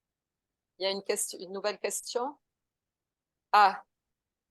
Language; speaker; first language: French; non-native, fluent; Portuguese